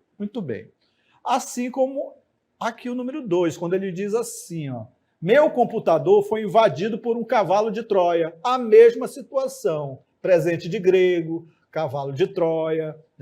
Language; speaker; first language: Portuguese; native; Portuguese